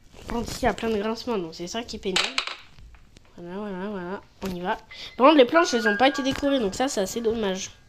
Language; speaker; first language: French; native; French